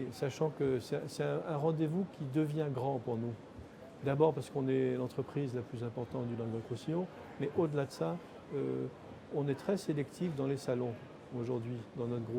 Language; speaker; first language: French; native; French